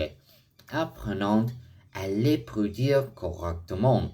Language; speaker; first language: French; non-native, fluent; Spanish